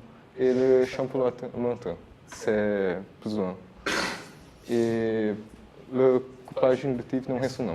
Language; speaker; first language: French; non-native, learner; Portuguese